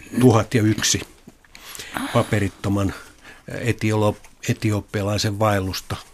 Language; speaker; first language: Finnish; native; Finnish